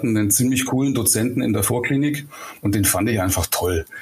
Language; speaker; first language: German; native; German